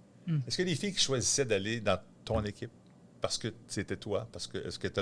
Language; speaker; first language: French; native; French